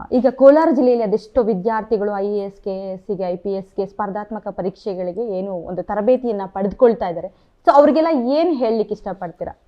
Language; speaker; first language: Kannada; native; Kannada